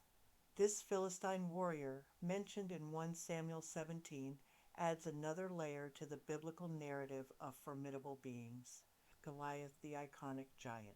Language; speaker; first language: English; native; English